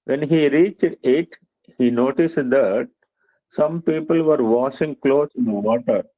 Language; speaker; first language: English; non-native, local second language; Telugu